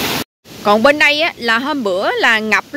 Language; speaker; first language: Vietnamese; native; Vietnamese